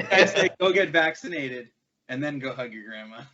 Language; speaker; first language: English; native; English